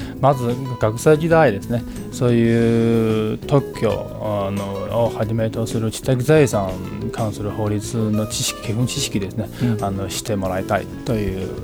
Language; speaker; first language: Japanese; non-native, fluent; Chinese